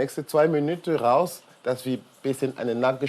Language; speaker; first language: German; non-native, learner; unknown